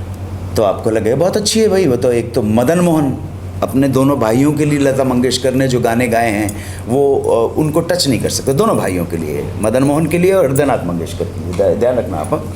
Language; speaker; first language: Hindi; native; Hindi